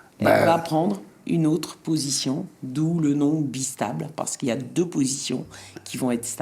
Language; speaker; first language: French; native; French